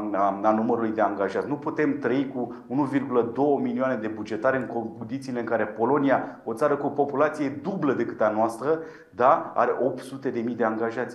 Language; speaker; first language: Romanian; native; Romanian